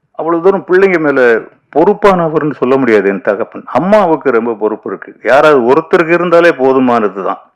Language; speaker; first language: Tamil; native; Tamil